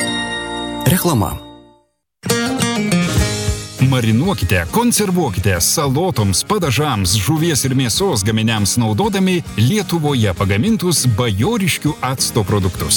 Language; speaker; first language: Lithuanian; native; Lithuanian